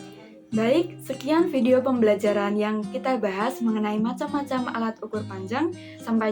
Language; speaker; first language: Indonesian; native; Indonesian